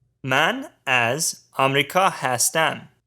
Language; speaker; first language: Persian; non-native, learner; English